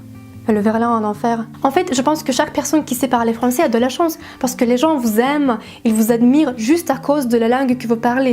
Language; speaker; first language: French; non-native, fluent; Russian